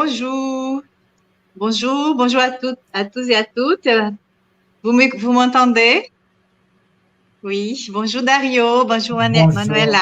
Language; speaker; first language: French; non-native, fluent; Portuguese